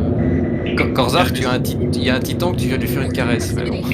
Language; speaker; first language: French; native; French